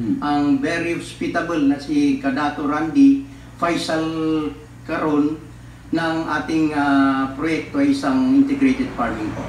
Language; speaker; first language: Filipino; non-native, local second language; Iloko